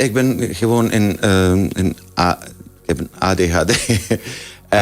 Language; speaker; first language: Dutch; non-native, fluent; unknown